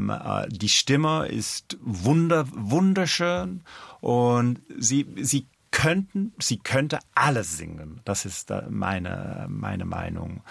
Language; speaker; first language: German; non-native, fluent; English